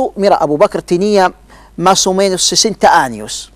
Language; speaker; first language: Spanish; non-native, learner; Arabic